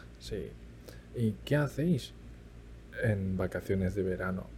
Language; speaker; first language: Spanish; early bilingual, other home language; Chinese